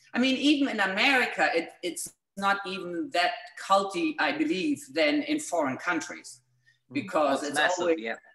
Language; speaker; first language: English; non-native, fluent; German